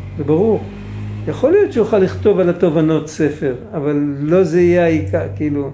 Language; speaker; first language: Hebrew; non-native, fluent; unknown